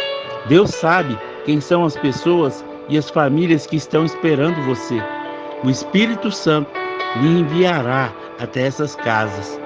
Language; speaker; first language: Portuguese; native; Portuguese